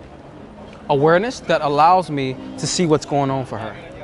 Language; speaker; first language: English; native; English